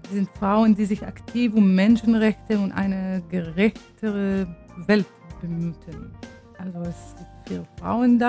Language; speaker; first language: German; non-native, fluent; Hebrew